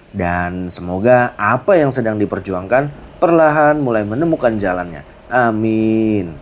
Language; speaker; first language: Indonesian; native; Indonesian